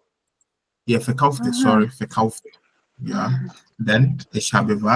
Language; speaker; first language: German; non-native, learner; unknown